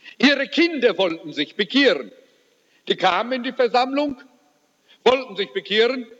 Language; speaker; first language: German; early bilingual, heritage; German